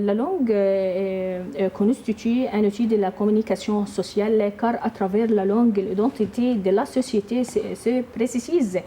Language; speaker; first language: French; non-native, learner; Arabic